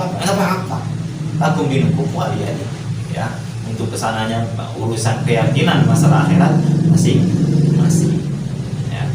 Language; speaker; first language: Indonesian; native; Indonesian